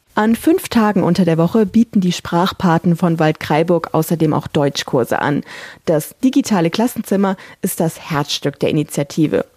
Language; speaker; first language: German; native; German